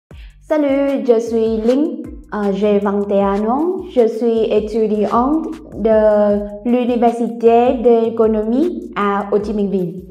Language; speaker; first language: French; non-native, learner; Vietnamese